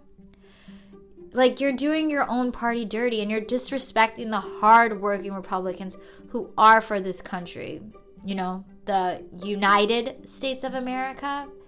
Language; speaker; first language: English; native; English